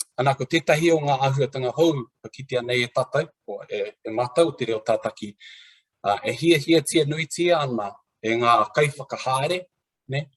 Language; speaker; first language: Māori; native; Māori